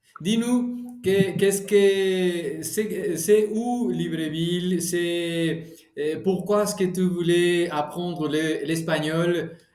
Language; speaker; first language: French; non-native, fluent; Spanish